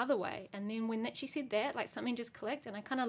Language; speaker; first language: English; native; English